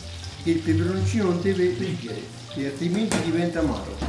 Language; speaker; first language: Italian; native; Italian